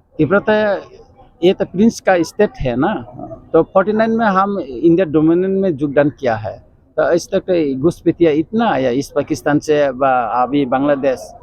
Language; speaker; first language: Hindi; non-native, local second language; Kok Borok